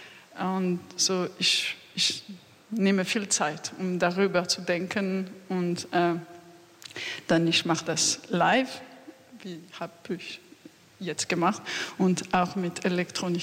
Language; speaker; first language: German; non-native, learner; French